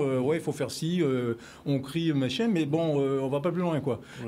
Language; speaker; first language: French; native; French